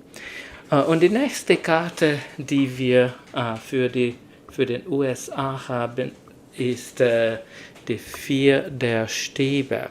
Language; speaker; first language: German; non-native, learner; Hungarian